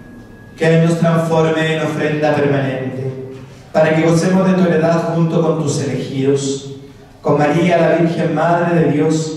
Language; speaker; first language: Spanish; native; Spanish